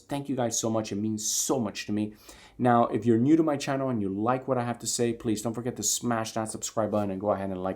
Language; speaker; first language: English; native; English